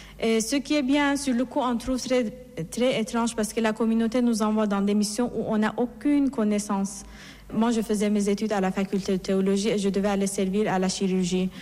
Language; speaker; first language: French; non-native, fluent; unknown